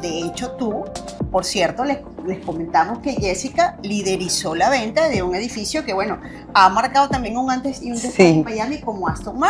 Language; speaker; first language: Spanish; native; Spanish